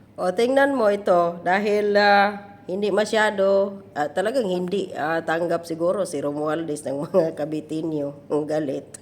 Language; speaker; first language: Filipino; non-native, local second language; Cebuano